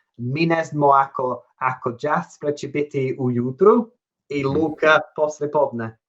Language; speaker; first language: Serbian; non-native, learner; English